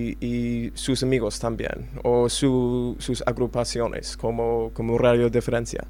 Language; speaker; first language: Spanish; non-native, learner; English